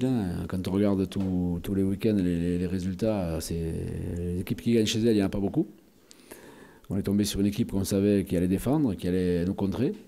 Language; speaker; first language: French; native; French